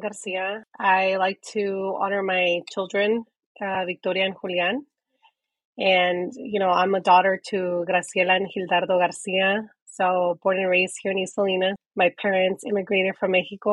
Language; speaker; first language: English; native; English